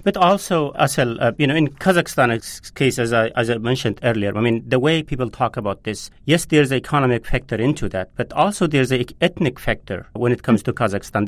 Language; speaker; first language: English; non-native, fluent; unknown